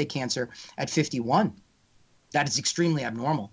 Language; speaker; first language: English; native; English